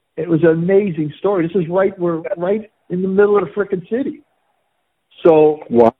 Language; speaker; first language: English; native; English